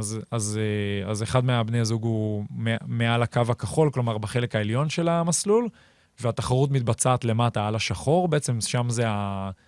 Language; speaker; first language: Hebrew; native; Hebrew